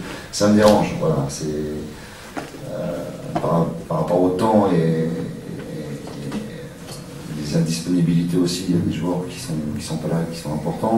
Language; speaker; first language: French; native; French